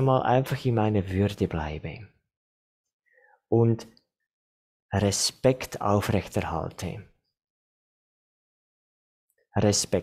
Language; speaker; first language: German; non-native, fluent; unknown